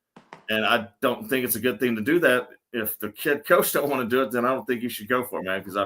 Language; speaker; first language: English; native; English